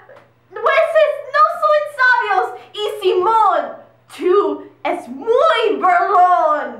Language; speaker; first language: Spanish; non-native, learner; English